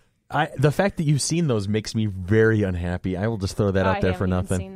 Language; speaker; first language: English; native; English